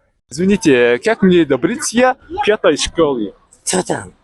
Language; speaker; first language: Russian; non-native, learner; Mongolian